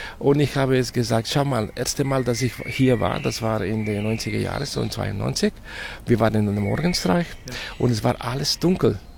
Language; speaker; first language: German; non-native, fluent; Spanish